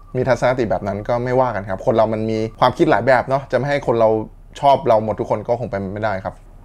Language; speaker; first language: Thai; native; Thai